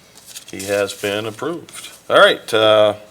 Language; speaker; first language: English; native; English